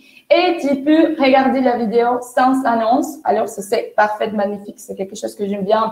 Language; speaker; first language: French; non-native, fluent; Spanish